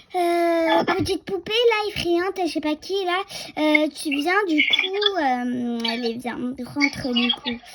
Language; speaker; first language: French; native; French